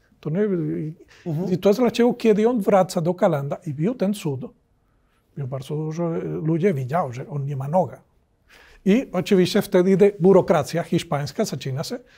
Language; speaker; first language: Polish; non-native, learner; Spanish